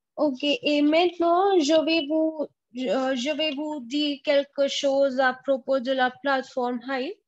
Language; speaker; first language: French; non-native, fluent; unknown